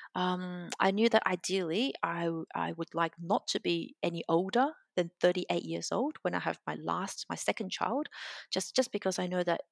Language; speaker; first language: English; native; English